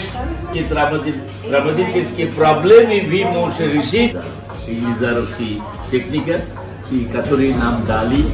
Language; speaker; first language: Russian; non-native, learner; Bangla